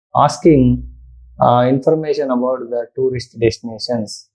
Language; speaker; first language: English; non-native, local second language; Telugu